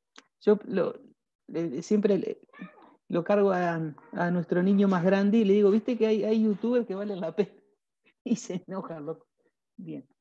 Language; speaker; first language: Spanish; native; Spanish